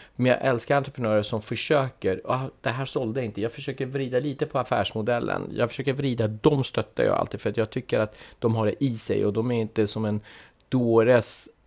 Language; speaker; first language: Swedish; early bilingual, other home language; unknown